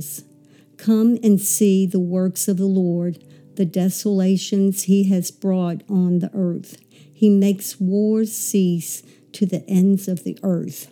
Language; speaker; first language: English; native; English